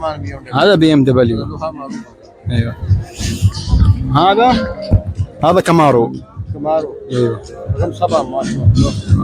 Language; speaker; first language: Arabic; non-native, learner; Urdu